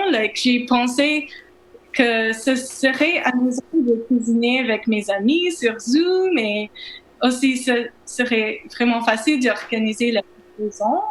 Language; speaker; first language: French; non-native, learner; English